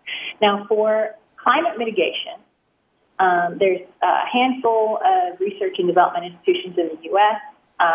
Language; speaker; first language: English; native; English